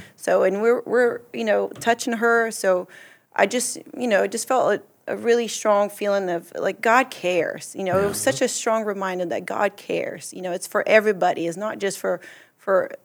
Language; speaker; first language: English; early bilingual, other home language; Portuguese